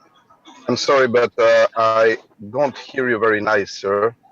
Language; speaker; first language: English; non-native, fluent; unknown